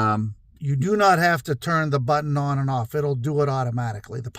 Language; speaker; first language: English; native; English